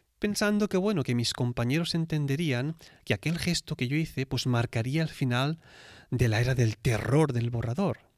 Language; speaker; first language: Spanish; native; Spanish